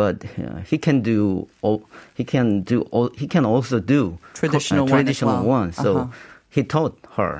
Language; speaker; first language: English; non-native, learner; Korean